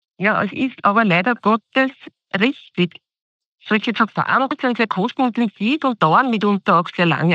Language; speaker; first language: German; native; German